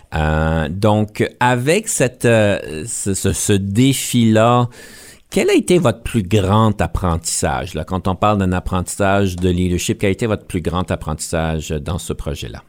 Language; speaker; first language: French; native; French